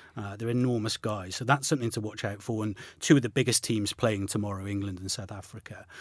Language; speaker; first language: English; native; English